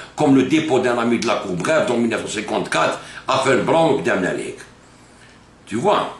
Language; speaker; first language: French; non-native, local second language; Arabic